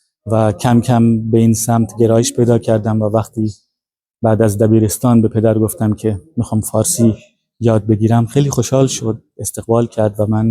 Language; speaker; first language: Persian; non-native, fluent; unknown